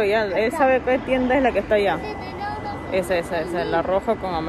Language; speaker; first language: Spanish; native; Spanish